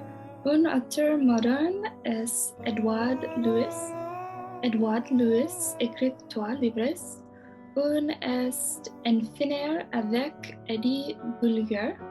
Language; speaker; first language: French; non-native, learner; English